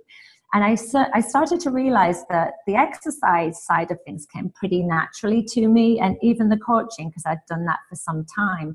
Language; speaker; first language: English; native; English